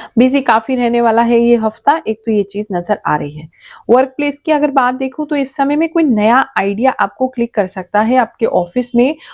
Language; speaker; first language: Hindi; native; Hindi